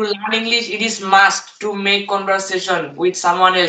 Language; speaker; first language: English; non-native, learner; Bangla